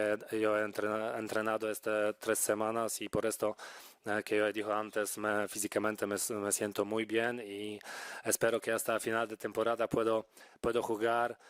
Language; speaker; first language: Spanish; non-native, fluent; Polish